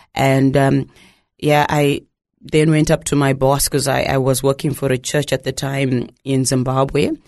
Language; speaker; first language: English; non-native, local second language; Shona